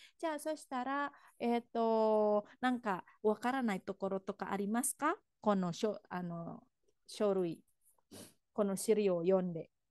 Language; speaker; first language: Japanese; non-native, fluent; Indonesian